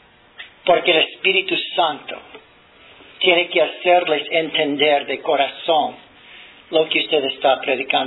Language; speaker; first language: Spanish; non-native, fluent; English